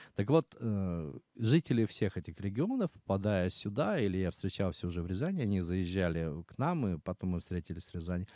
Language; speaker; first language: Russian; native; Russian